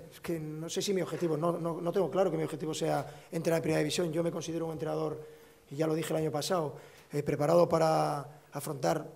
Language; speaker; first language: Spanish; native; Spanish